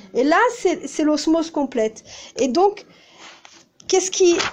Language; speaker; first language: French; early bilingual, heritage; Hebrew